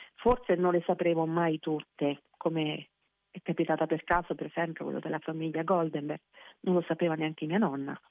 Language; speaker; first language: Italian; native; Italian